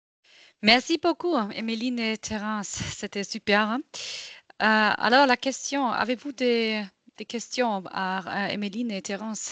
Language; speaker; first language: French; non-native, local second language; German